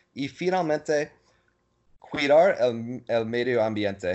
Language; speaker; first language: Spanish; non-native, learner; English